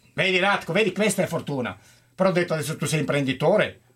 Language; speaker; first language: Italian; non-native, fluent; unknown